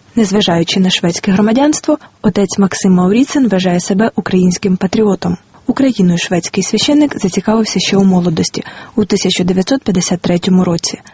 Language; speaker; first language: Ukrainian; native; Ukrainian